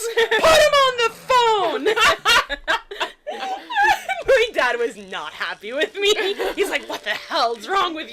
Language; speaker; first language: English; native; English